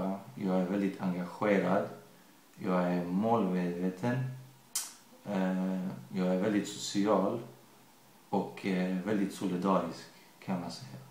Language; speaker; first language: Swedish; early bilingual, other home language; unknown